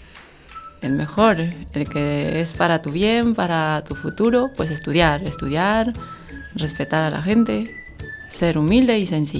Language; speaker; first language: Spanish; native; Spanish